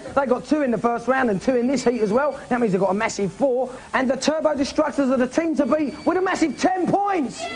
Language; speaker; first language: English; native; English